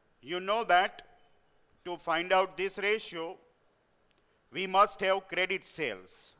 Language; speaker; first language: English; non-native, local second language; Gujarati